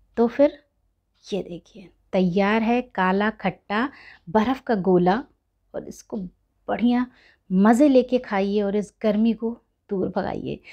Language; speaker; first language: Hindi; native; Hindi